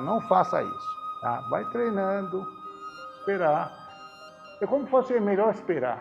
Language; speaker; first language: Portuguese; non-native, fluent; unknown